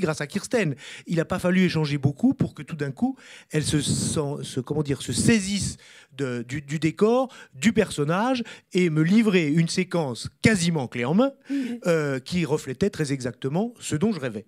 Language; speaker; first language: French; native; French